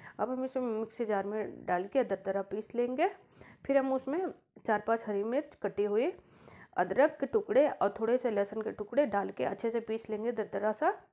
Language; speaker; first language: Hindi; native; Hindi